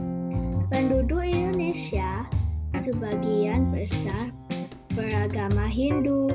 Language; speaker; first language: Indonesian; non-native, learner; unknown